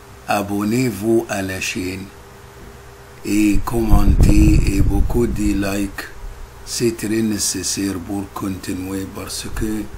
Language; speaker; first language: French; non-native, fluent; Arabic